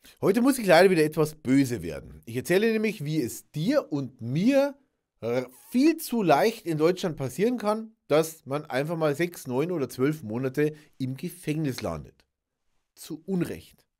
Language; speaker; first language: German; native; German